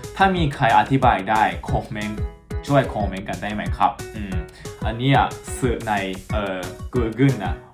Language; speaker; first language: Thai; non-native, fluent; Japanese